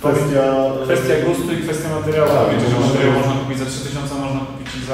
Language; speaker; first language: Polish; native; Polish